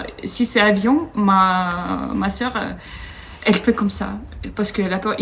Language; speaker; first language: French; non-native, fluent; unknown